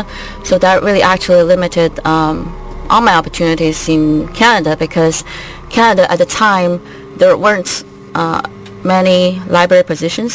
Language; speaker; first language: English; non-native, fluent; Chinese